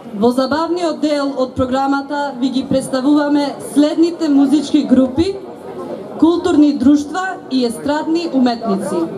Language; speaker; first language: Macedonian; early bilingual, heritage; Macedonian